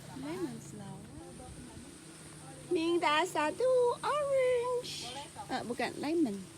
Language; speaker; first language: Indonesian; non-native, learner; Chinese